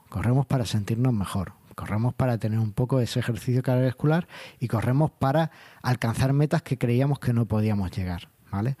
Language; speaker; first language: Spanish; native; Spanish